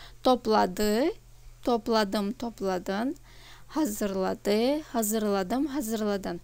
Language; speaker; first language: Turkish; non-native, fluent; Russian